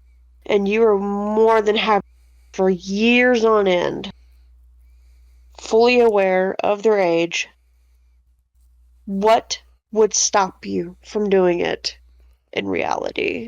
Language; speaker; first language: English; native; English